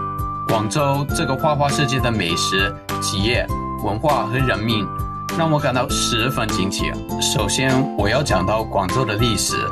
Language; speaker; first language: Chinese; non-native, fluent; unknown